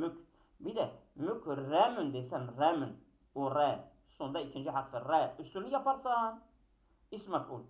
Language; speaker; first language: Turkish; native; Turkish